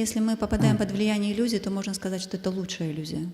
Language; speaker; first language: Russian; native; Russian